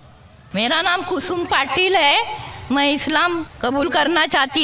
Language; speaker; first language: Hindi; non-native, local second language; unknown